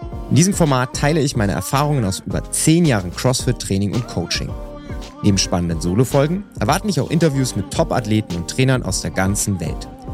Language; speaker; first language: German; native; German